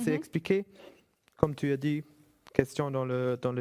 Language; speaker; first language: French; non-native, fluent; German